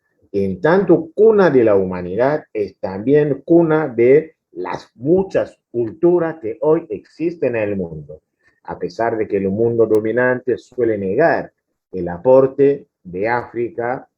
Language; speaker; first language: Spanish; non-native, fluent; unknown